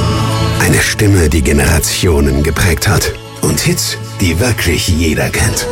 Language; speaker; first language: German; native; German